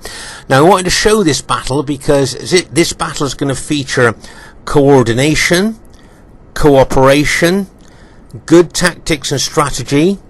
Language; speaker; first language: English; native; English